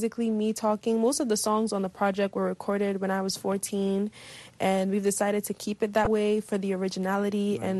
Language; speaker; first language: English; non-native, local second language; Igbo